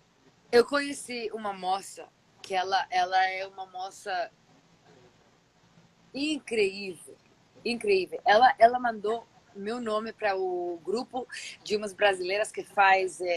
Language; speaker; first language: Portuguese; non-native, fluent; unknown